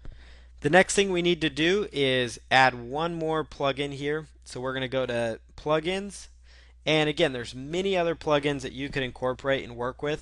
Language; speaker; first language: English; native; English